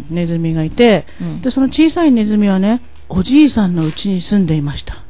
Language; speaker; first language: Japanese; native; Japanese